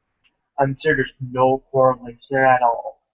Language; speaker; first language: English; native; English